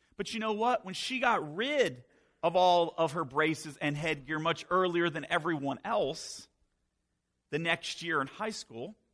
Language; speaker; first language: English; native; English